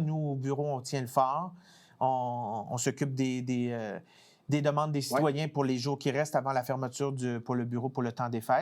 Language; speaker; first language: French; native; French